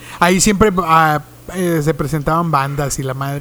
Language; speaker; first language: Spanish; native; Spanish